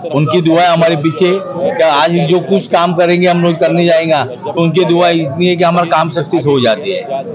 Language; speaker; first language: Hindi; non-native, local second language; Marathi